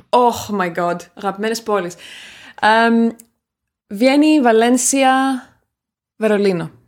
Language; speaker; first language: Greek; native; Greek